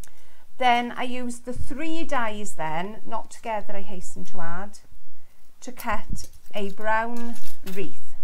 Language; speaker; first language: English; native; English